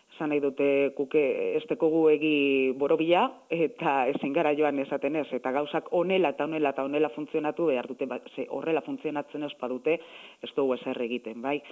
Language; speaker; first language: Basque; native; Basque